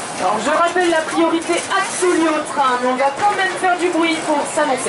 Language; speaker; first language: French; native; French